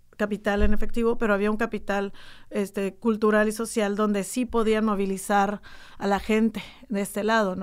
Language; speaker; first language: Spanish; native; Spanish